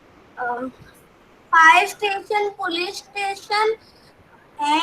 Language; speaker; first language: English; non-native, learner; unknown